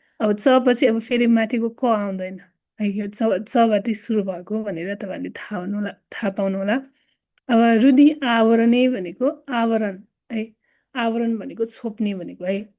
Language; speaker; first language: Nepali; non-native, local second language; Newari